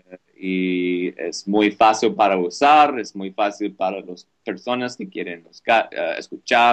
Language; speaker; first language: Spanish; non-native, learner; English